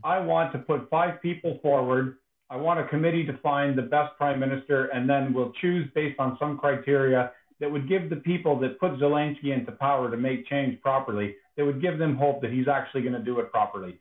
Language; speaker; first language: English; early bilingual, other home language; Ukrainian